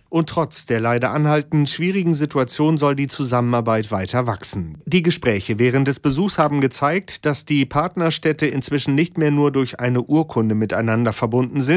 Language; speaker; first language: German; native; German